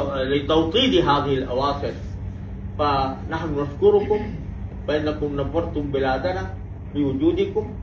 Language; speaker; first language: Arabic; non-native, fluent; Urdu